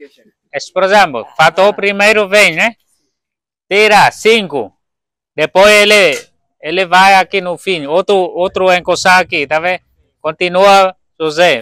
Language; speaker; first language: Portuguese; non-native, learner; Vietnamese